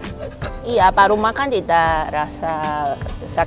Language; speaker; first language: Indonesian; non-native, learner; Chinese